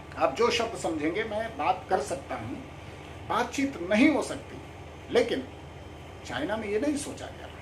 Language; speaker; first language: Hindi; native; Hindi